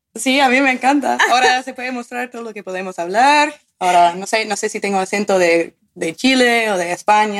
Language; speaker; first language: Spanish; non-native, fluent; English